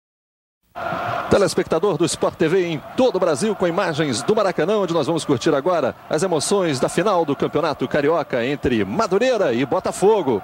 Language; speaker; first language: Portuguese; native; Portuguese